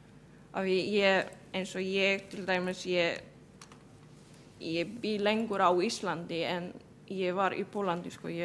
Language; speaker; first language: Icelandic; non-native, fluent; Polish